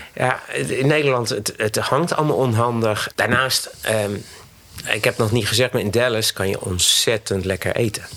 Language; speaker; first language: Dutch; native; Dutch